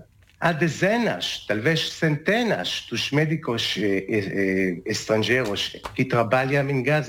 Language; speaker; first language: Portuguese; non-native, learner; Hebrew